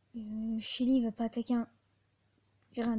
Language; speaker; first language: French; native; French